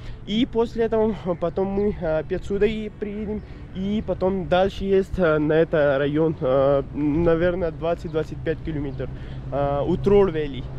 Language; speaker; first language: Russian; non-native, learner; Pashto